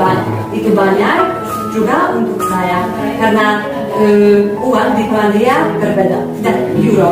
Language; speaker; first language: Indonesian; non-native, fluent; Polish